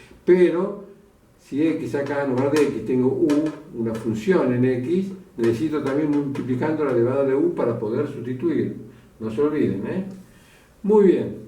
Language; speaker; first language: Spanish; native; Spanish